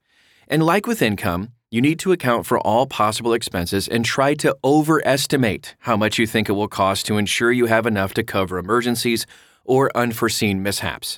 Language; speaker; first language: English; native; English